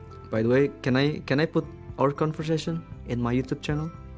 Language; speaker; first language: English; non-native, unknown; Indonesian